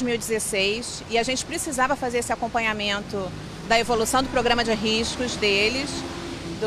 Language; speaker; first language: Portuguese; native; Portuguese